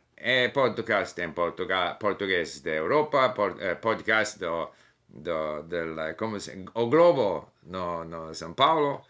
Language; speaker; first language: Portuguese; non-native, learner; English